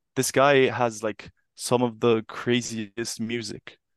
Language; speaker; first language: English; non-native, fluent; Italian